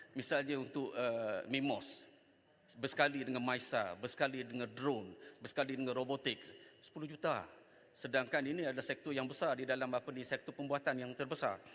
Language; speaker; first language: Malay; native; Malay